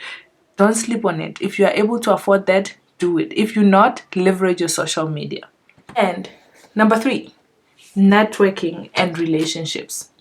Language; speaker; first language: English; non-native, local second language; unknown